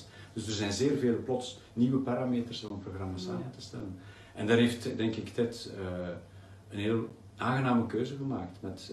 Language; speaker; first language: Dutch; native; Dutch